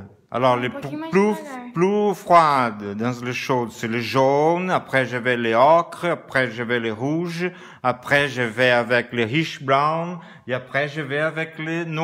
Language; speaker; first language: French; non-native, learner; Portuguese